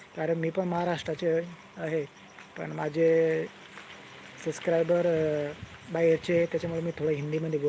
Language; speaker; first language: Hindi; non-native, local second language; Marathi